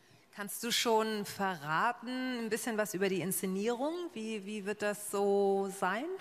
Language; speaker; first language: German; native; German